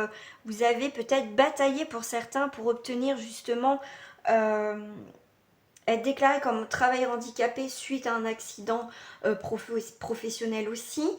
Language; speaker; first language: French; native; French